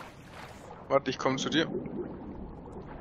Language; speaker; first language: German; native; German